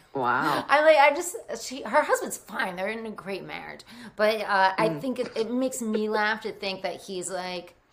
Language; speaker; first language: English; native; English